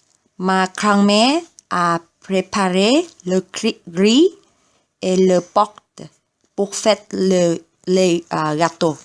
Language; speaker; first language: French; non-native, learner; Vietnamese